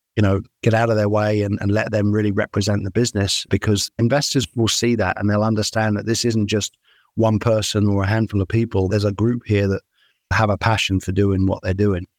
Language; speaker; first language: English; native; English